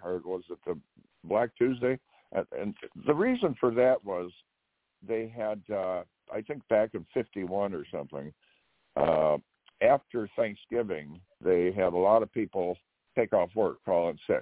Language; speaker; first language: English; native; English